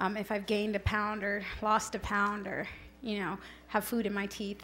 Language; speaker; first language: English; early bilingual, other home language; Spanish